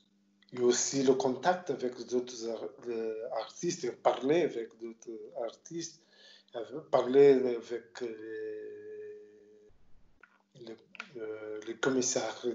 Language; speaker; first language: French; non-native, local second language; Portuguese